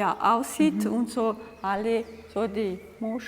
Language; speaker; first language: German; early bilingual, heritage; German